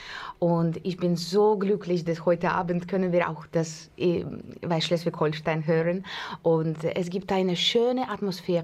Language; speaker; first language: German; non-native, fluent; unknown